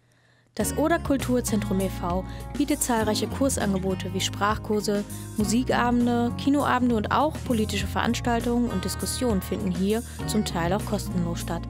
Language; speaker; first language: German; native; German